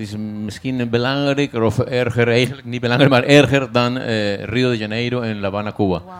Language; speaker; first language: Dutch; non-native, fluent; Spanish